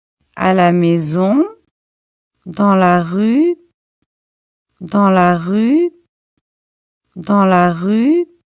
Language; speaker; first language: French; non-native, local second language; Arabic